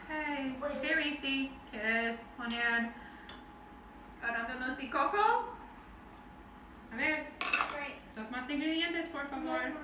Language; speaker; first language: Spanish; non-native, learner; English